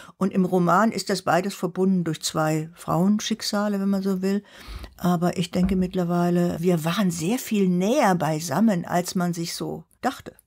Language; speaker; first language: German; native; German